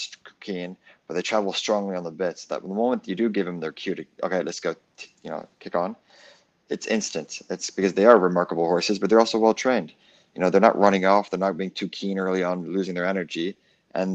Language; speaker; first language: English; native; English